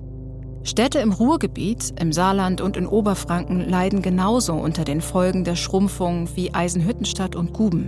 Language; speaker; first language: German; native; German